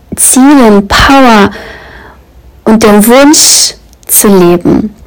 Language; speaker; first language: German; early bilingual, other home language; Russian